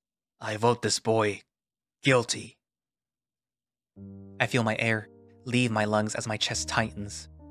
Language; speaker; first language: English; native; English